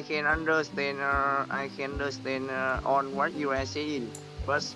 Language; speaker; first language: English; non-native, learner; Vietnamese